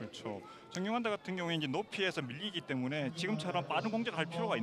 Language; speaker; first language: Korean; native; Korean